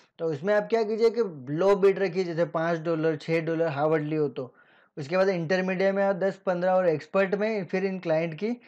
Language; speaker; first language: Hindi; native; Hindi